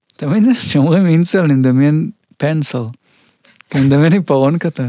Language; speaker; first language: Hebrew; native; Hebrew